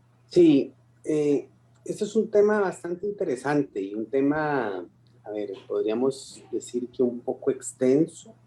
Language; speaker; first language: Spanish; native; Spanish